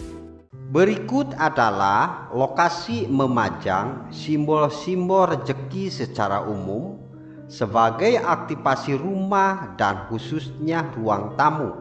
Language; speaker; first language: Indonesian; native; Indonesian